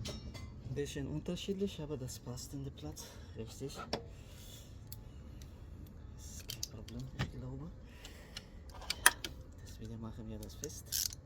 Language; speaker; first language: German; non-native, learner; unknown